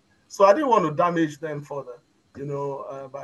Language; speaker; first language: English; non-native, local second language; Igbo